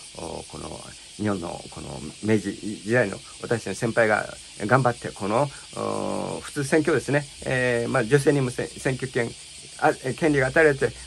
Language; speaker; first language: Japanese; non-native, fluent; Chinese